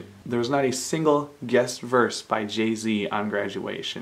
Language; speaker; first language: English; native; English